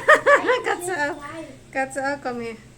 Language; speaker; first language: German; non-native, learner; Indonesian